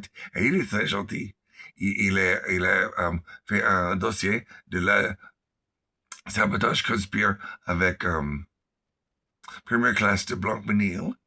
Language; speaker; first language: French; non-native, learner; English